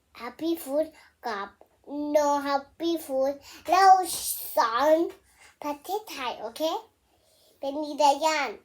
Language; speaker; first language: Thai; early bilingual, heritage; Thai